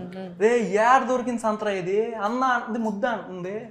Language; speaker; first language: Telugu; native; Telugu